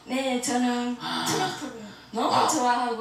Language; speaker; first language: Korean; non-native, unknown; Vietnamese